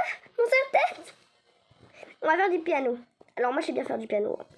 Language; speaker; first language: French; native; French